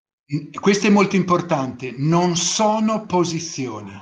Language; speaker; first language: Spanish; non-native, learner; Italian